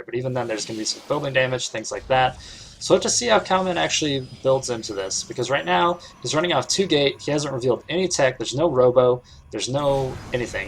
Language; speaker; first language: English; native; English